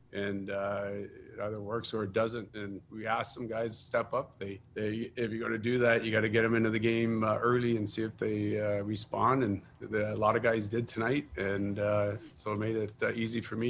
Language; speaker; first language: English; native; English